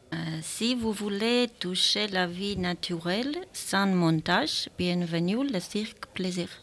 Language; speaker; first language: French; non-native, learner; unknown